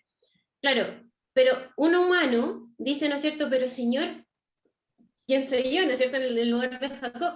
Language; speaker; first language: Spanish; native; Spanish